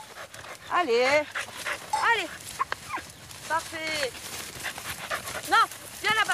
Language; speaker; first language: French; native; French